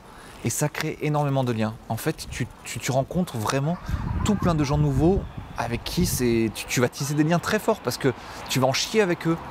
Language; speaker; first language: French; native; French